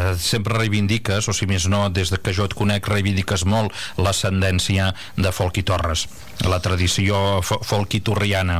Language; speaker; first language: Catalan; native; Catalan